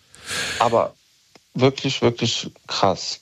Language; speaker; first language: German; non-native, local second language; Bosnian